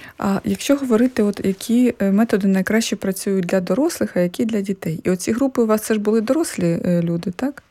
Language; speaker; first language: Ukrainian; native; Ukrainian